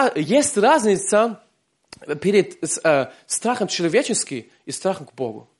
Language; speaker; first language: Russian; early bilingual, heritage; Russian